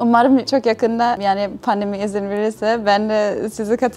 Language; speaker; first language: Turkish; non-native, fluent; German